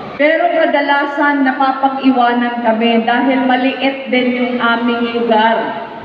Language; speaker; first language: Filipino; non-native, local second language; Bikol